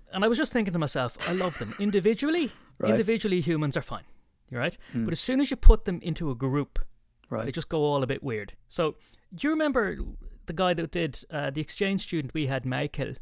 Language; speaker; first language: English; native; English